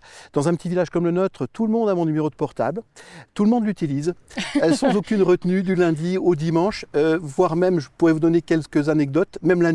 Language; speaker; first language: French; native; French